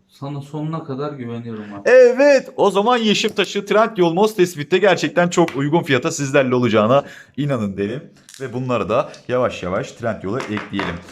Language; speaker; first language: Turkish; native; Turkish